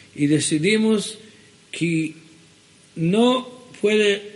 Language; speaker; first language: Spanish; early bilingual, heritage; Spanish